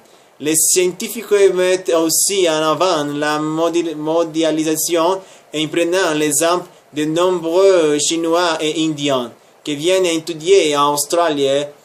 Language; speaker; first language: French; non-native, learner; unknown